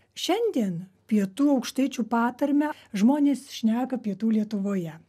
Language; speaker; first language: Lithuanian; native; Lithuanian